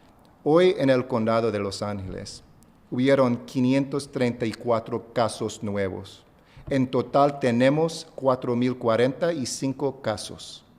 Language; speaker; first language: Spanish; non-native, fluent; English